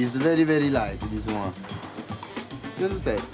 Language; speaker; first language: English; non-native, learner; Italian